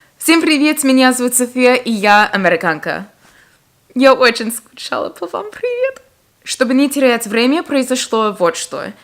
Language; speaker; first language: Russian; non-native, fluent; English